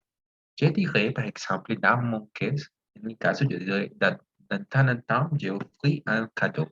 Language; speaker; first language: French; non-native, fluent; Spanish